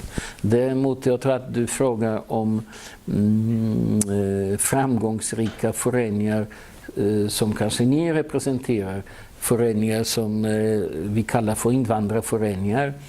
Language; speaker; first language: Swedish; non-native, fluent; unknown